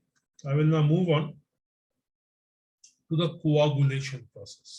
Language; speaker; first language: English; non-native, local second language; Bangla